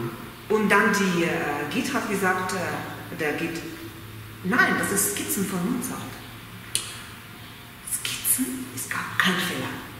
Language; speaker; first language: German; non-native, fluent; Russian